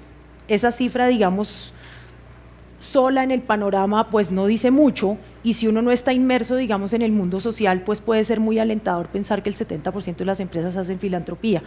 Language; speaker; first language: Spanish; native; Spanish